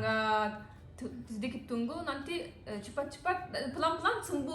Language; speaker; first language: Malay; non-native, learner; Turkish